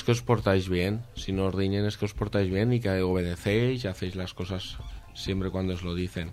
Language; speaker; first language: Spanish; native; Spanish